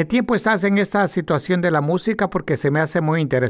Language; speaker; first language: Spanish; native; Spanish